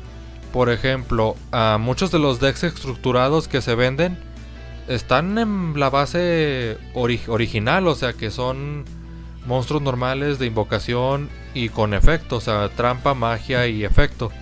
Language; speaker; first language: Spanish; native; Spanish